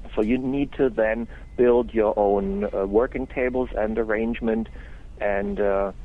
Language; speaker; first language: English; non-native, fluent; German